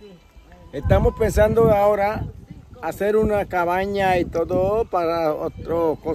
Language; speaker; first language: Spanish; non-native, local second language; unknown